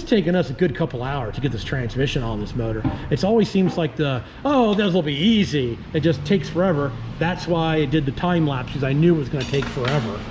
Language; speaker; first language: English; native; English